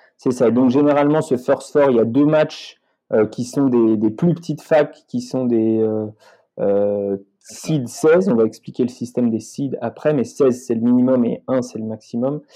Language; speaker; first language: French; native; French